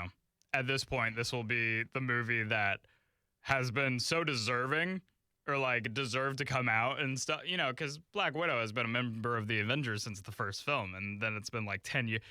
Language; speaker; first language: English; native; English